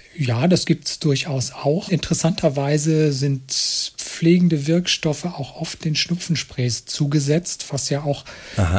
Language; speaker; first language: German; native; German